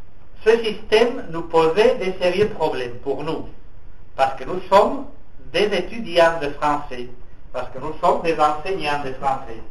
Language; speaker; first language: French; non-native, fluent; Spanish